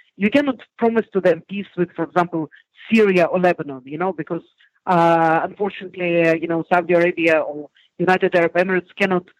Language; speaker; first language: English; non-native, fluent; Hebrew